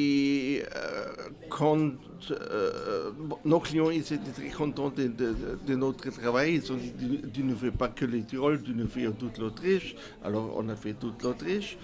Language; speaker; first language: French; non-native, fluent; German